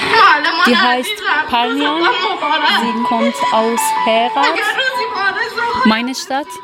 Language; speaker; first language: German; non-native, learner; Persian